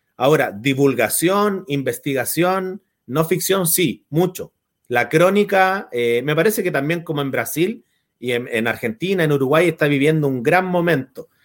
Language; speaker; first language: Spanish; native; Spanish